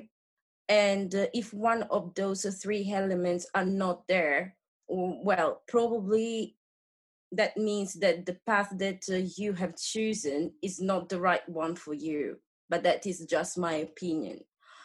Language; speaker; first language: English; non-native, fluent; Italian